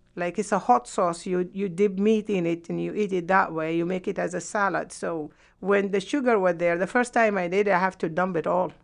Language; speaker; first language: English; non-native, fluent; Arabic